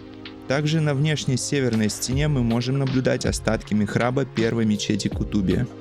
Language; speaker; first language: Russian; native; Russian